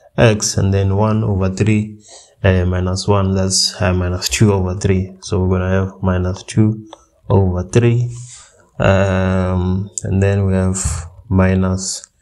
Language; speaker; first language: English; native; English